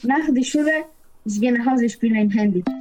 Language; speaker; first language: German; non-native, learner; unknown